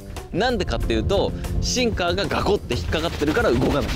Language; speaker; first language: Japanese; native; Japanese